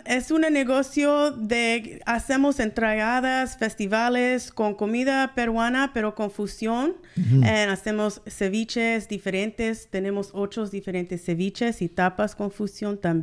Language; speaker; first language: Spanish; early bilingual, heritage; Spanish